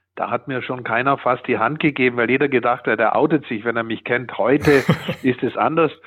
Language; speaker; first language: German; native; German